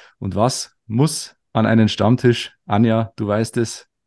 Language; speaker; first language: German; native; German